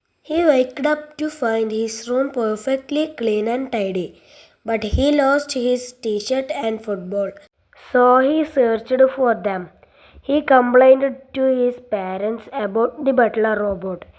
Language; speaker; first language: English; non-native, local second language; Malayalam